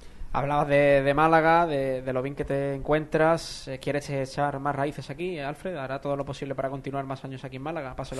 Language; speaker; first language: Spanish; native; Spanish